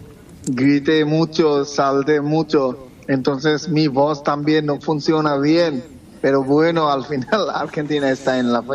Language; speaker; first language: Spanish; non-native, fluent; Bangla